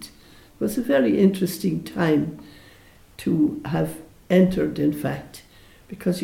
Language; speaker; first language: English; native; English